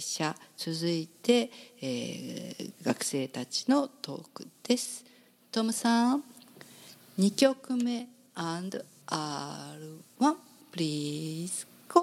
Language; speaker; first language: Japanese; native; Japanese